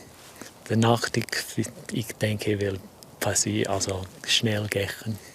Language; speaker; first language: German; non-native, learner; English